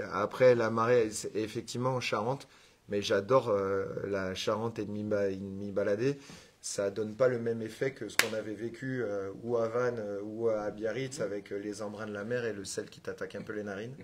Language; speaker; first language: French; native; French